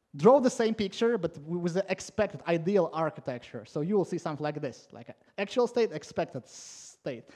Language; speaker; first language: English; non-native, fluent; Latvian